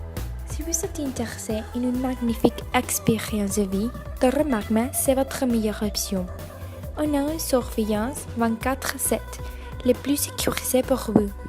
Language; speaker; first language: French; non-native, learner; Spanish